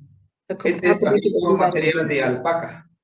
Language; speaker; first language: Spanish; non-native, local second language; Zapotec